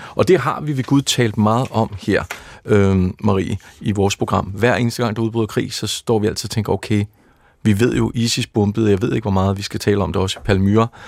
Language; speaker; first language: Danish; native; Danish